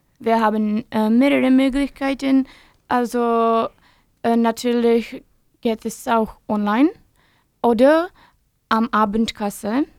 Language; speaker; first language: German; non-native, learner; Czech